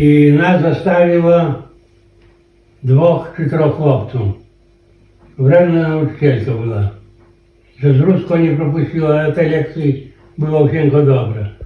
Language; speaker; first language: Polish; non-native, local second language; Belarusian